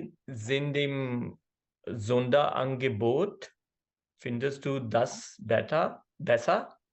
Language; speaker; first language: German; non-native, learner; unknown